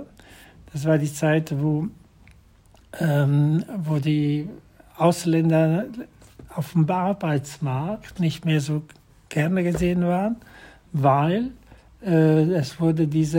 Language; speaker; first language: German; non-native, fluent; Italian